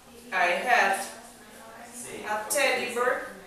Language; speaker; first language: English; non-native, fluent; Spanish